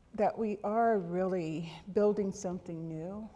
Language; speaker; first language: English; native; English